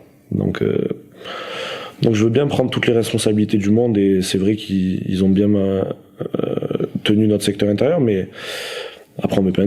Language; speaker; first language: French; native; French